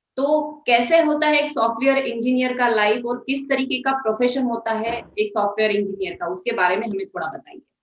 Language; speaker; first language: Hindi; non-native, local second language; Marathi